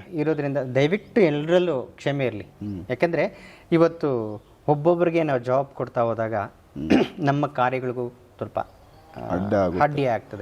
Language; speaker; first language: Kannada; native; Kannada